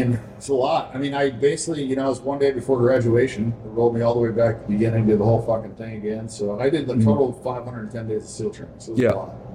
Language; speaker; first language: English; native; English